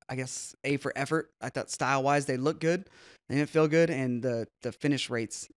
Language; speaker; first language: English; native; English